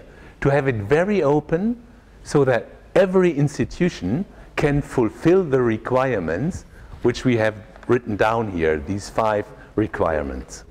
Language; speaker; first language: English; non-native, fluent; German